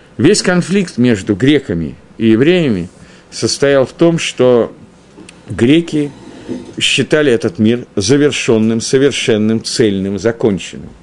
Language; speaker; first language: Russian; early bilingual, heritage; Russian